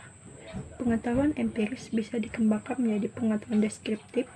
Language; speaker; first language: Indonesian; native; Indonesian